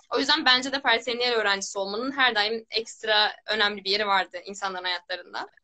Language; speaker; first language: Turkish; native; Turkish